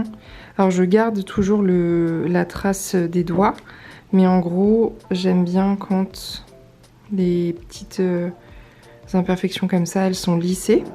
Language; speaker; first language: French; native; French